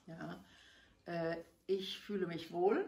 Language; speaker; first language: German; non-native, learner; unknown